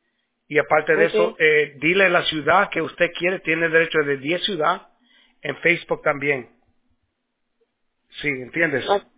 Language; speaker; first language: Spanish; early bilingual, heritage; Spanish